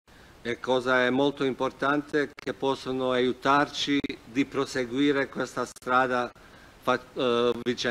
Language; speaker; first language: Italian; non-native, fluent; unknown